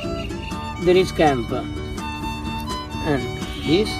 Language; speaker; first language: English; non-native, learner; Italian